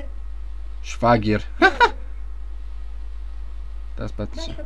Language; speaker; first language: Polish; native; Polish